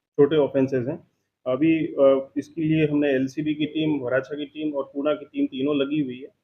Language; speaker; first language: Hindi; non-native, local second language; Gujarati